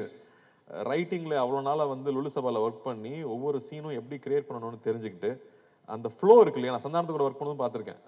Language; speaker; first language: Tamil; native; Tamil